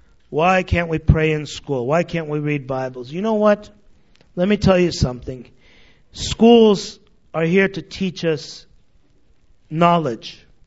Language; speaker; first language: English; early bilingual, other home language; Armenian